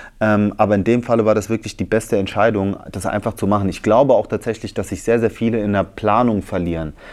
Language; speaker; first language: German; early bilingual, other home language; Italian